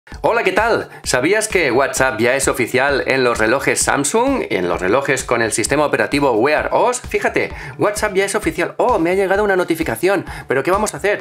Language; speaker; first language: Spanish; native; Spanish